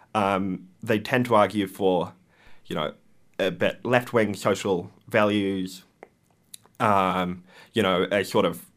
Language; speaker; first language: English; native; English